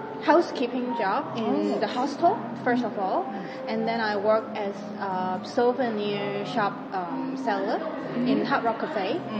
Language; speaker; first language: English; non-native, fluent; Cantonese